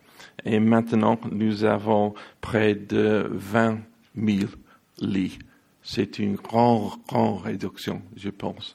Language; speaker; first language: French; non-native, learner; English